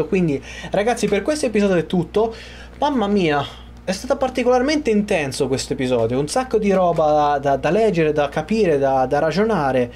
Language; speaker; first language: Italian; native; Italian